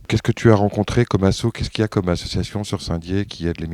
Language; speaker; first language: French; native; French